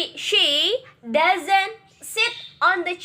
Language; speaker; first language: English; non-native, learner; Indonesian